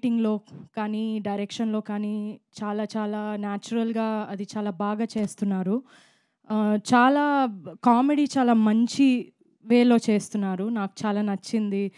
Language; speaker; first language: Telugu; non-native, local second language; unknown